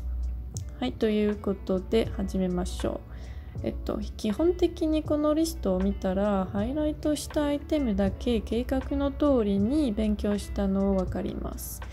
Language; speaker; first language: Japanese; non-native, learner; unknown